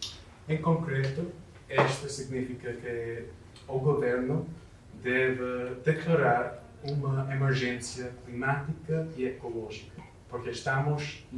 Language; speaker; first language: Portuguese; non-native, learner; English